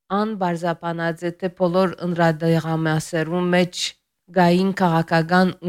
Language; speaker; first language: Armenian; early bilingual, heritage; Armenian